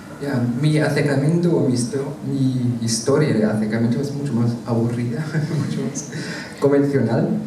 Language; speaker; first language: Spanish; non-native, fluent; German